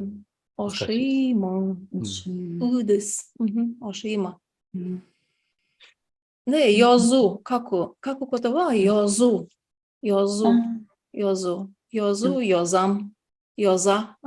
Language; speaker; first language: Japanese; non-native, fluent; Tatar